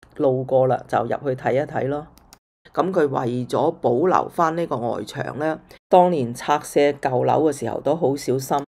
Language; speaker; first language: Cantonese; native; Cantonese